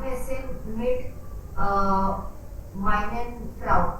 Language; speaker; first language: German; non-native, learner; Hindi